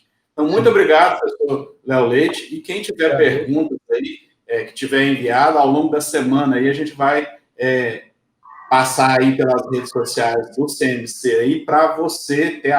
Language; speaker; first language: Portuguese; native; Portuguese